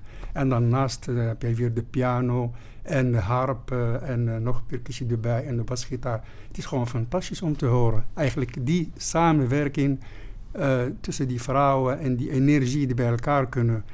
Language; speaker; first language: Dutch; non-native, fluent; Arabic